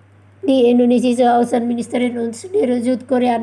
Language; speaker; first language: German; non-native, fluent; Indonesian